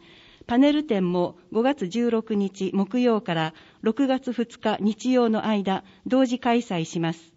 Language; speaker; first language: Japanese; native; Japanese